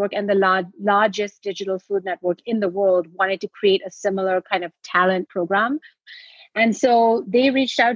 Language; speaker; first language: English; non-native, local second language; Hindi